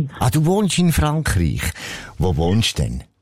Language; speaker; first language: German; native; German